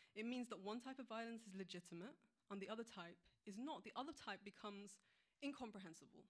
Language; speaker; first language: English; native; English